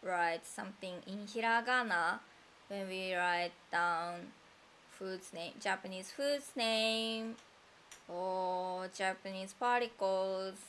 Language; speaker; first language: English; non-native, fluent; Japanese